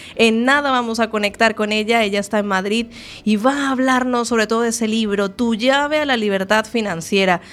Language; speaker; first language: Spanish; native; Spanish